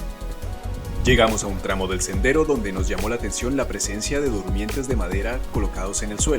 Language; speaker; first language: Spanish; native; Spanish